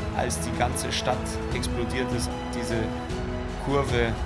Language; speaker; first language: German; native; German